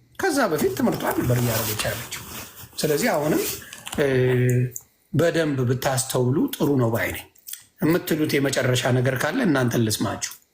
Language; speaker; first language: Amharic; non-native, local second language; Tigrinya